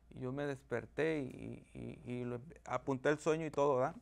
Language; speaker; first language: Spanish; native; Spanish